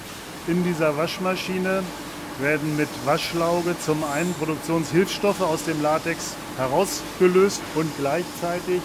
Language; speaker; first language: German; native; German